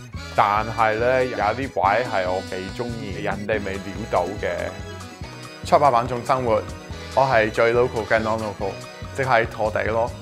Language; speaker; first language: Chinese; non-native, fluent; English